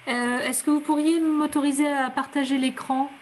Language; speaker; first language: French; native; French